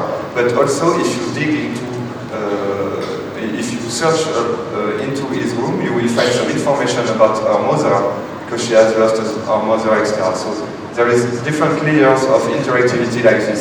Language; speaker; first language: English; non-native, fluent; French